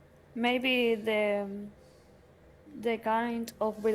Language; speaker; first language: English; non-native, learner; Spanish